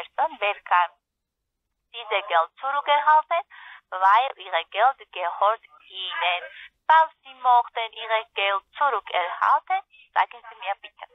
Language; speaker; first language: German; non-native, learner; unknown